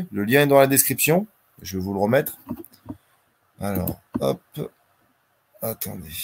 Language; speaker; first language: French; native; French